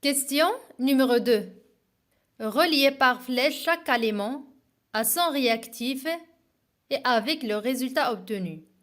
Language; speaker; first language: French; non-native, local second language; Arabic